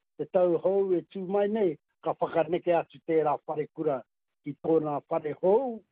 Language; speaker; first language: Māori; native; Māori